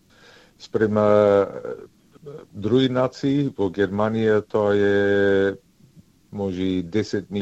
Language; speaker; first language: Macedonian; early bilingual, heritage; Macedonian